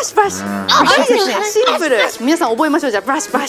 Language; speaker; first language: Japanese; native; Japanese